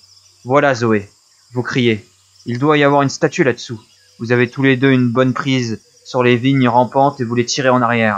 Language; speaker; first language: French; native; French